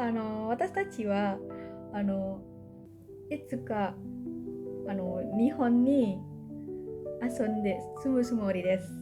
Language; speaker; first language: Japanese; non-native, learner; Indonesian